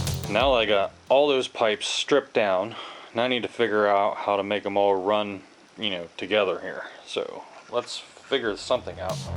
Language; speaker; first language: English; native; English